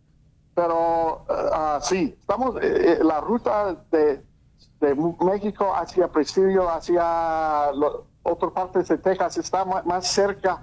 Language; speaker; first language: Spanish; early bilingual, heritage; English